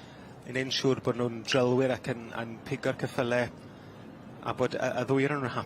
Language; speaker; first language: Welsh; native; Welsh